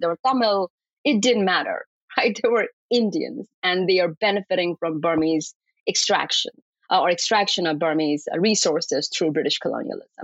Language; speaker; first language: English; non-native, local second language; Bangla